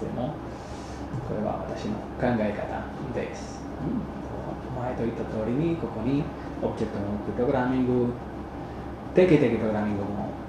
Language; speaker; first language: Japanese; non-native, fluent; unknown